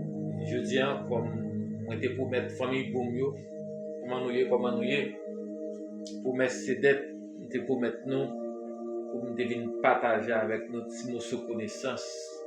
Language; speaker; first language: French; non-native, learner; Haitian Creole